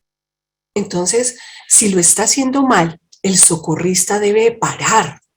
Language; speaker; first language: Spanish; native; Spanish